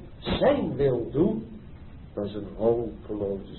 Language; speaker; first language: Dutch; native; Dutch